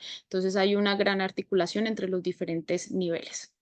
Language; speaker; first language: Spanish; native; Spanish